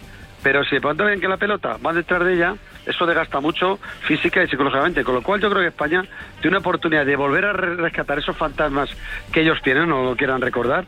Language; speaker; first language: Spanish; native; Spanish